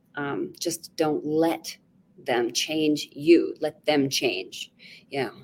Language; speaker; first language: English; native; English